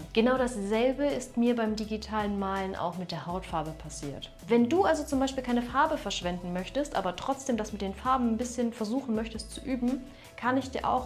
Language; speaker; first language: German; native; German